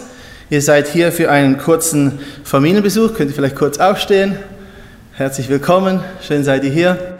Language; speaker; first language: German; native; German